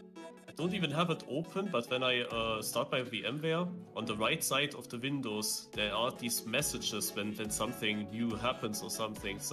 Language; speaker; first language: English; non-native, learner; German